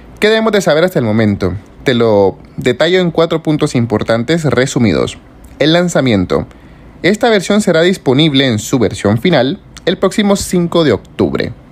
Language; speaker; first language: Spanish; native; Spanish